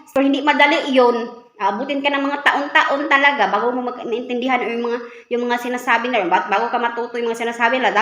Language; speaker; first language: Filipino; native; Filipino